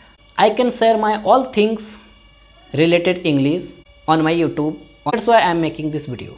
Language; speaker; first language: English; non-native, learner; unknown